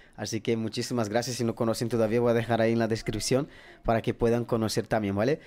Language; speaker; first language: Spanish; non-native, fluent; Portuguese